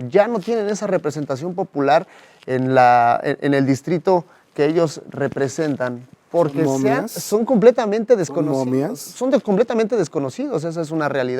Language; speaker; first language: Spanish; native; Spanish